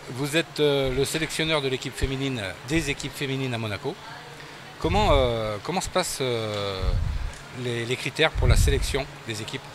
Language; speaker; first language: French; native; French